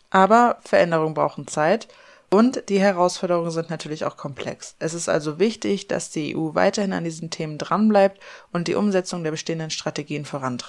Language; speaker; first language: German; native; German